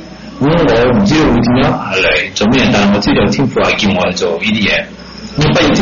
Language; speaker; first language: Chinese; early bilingual, heritage; Cantonese